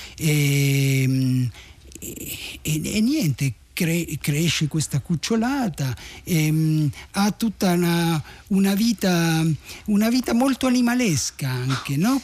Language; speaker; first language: Italian; non-native, fluent; Spanish